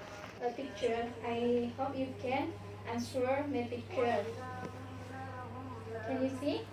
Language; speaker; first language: English; non-native, learner; Indonesian